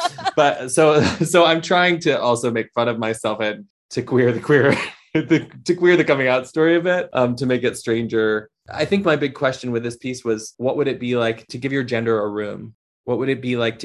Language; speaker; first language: English; native; English